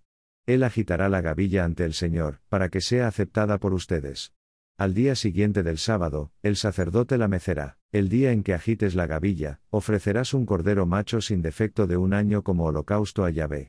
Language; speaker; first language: Spanish; native; Spanish